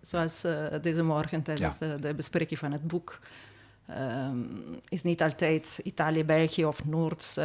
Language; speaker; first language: Dutch; non-native, fluent; Italian